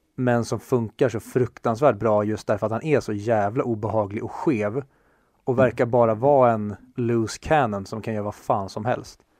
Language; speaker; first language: Swedish; native; Swedish